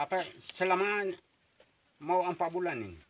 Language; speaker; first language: Indonesian; non-native, local second language; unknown